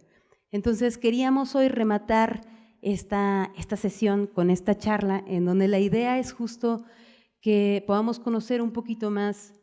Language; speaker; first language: Spanish; native; Spanish